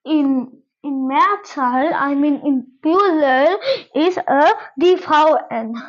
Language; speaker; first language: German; non-native, learner; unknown